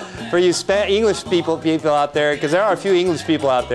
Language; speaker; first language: English; native; English